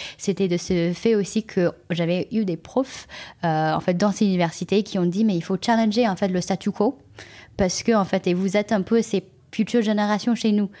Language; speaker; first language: French; non-native, fluent; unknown